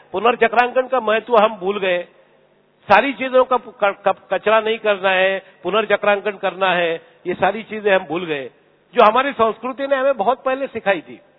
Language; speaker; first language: Hindi; non-native, local second language; Marathi